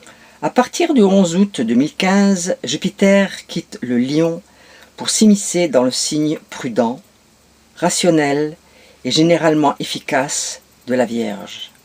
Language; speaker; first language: French; native; French